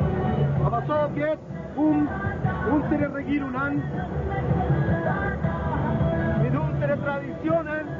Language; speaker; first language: German; non-native, learner; Spanish